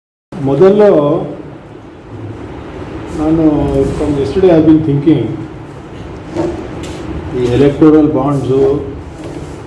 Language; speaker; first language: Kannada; non-native, learner; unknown